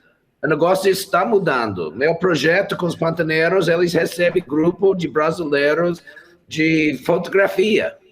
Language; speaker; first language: Portuguese; non-native, fluent; English